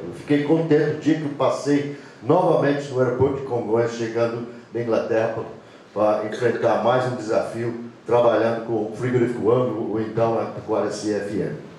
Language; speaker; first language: Portuguese; non-native, fluent; English